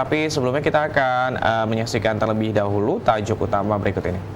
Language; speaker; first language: Indonesian; native; Indonesian